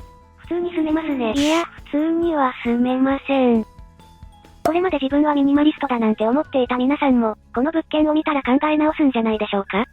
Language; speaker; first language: Japanese; native; Japanese